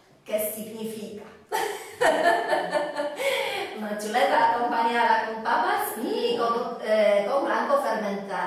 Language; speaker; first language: Spanish; non-native, fluent; Polish